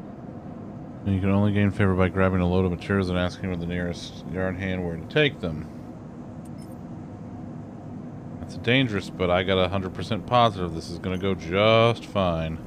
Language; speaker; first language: English; native; English